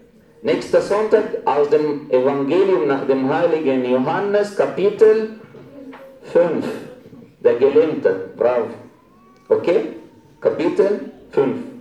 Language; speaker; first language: German; non-native, fluent; Arabic